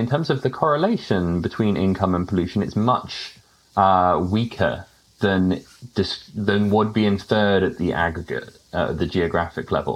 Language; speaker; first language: English; native; English